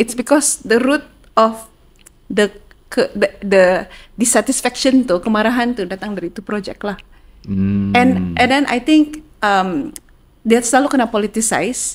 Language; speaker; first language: English; non-native, local second language; Malay